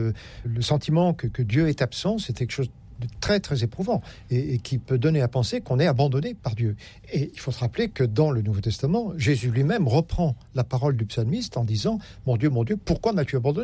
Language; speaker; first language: French; native; French